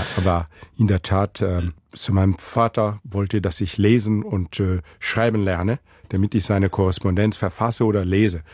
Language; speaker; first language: German; non-native, fluent; Mossi